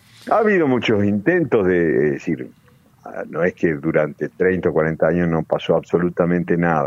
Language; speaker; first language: Spanish; native; Spanish